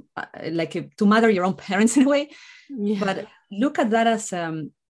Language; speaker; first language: English; non-native, fluent; Spanish